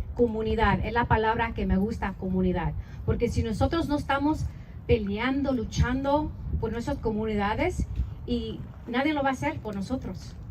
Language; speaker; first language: Spanish; early bilingual, other home language; English